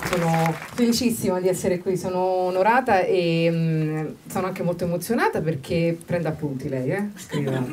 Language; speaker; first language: Italian; native; Italian